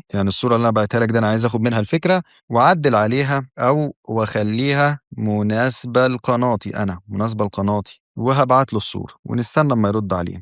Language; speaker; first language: Arabic; native; Arabic